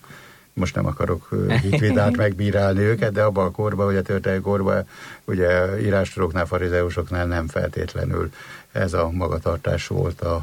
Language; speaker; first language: Hungarian; native; Hungarian